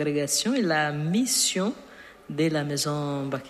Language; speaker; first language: French; non-native, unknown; Portuguese